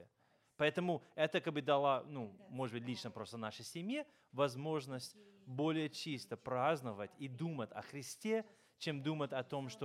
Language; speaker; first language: Russian; non-native, fluent; English